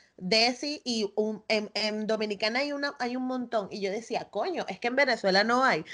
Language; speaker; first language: Spanish; native; Spanish